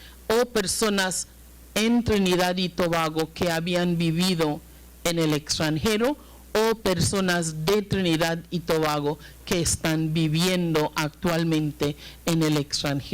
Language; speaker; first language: Spanish; non-native, fluent; English